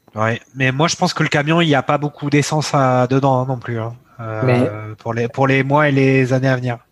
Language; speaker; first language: French; native; French